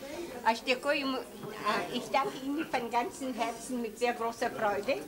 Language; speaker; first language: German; non-native, learner; Lithuanian